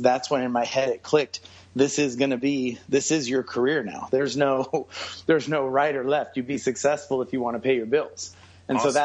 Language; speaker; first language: English; native; English